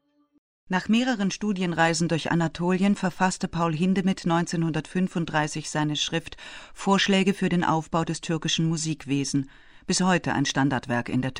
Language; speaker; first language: German; native; German